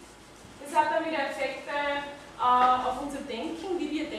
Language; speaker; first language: German; native; German